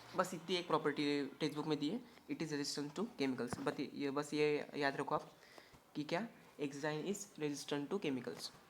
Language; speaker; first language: Hindi; non-native, local second language; Marathi